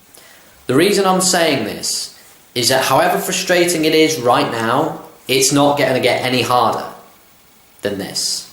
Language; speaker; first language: English; native; English